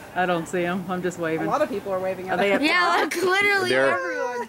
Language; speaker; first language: English; native; English